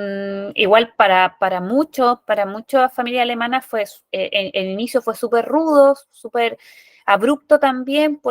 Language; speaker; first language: Spanish; native; Spanish